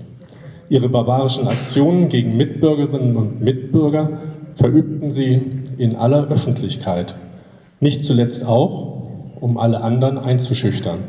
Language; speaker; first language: German; native; German